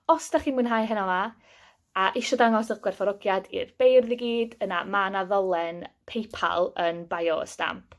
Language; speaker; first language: Welsh; native; Welsh